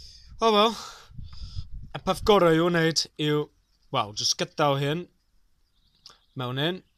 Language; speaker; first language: Welsh; non-native, learner; English